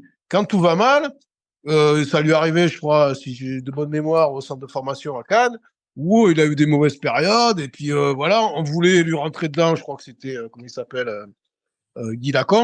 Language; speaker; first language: French; native; French